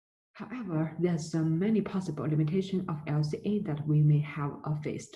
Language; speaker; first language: English; non-native, fluent; Chinese